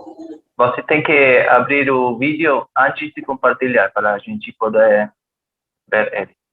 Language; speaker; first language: Portuguese; non-native, fluent; Spanish